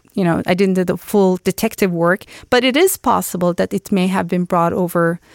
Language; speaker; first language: English; non-native, fluent; Turkish